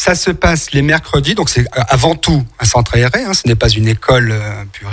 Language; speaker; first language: French; native; French